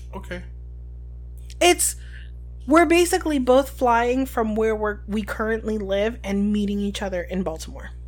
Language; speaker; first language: English; early bilingual, other home language; Spanish